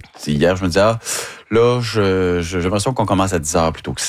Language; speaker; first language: French; native; French